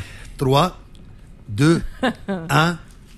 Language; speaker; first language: Arabic; native; Arabic